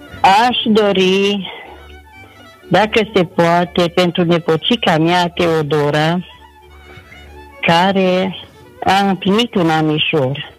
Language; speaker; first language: Romanian; native; Romanian